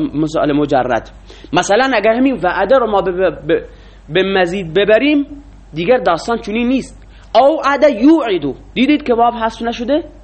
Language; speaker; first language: Persian; non-native, local second language; Baluchi